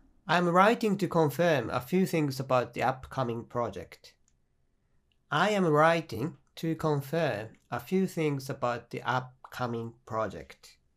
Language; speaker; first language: English; non-native, fluent; Japanese